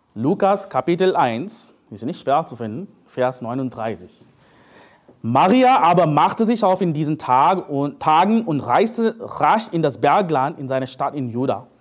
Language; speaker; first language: German; non-native, fluent; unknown